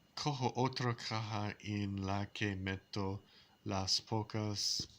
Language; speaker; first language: Spanish; non-native, learner; English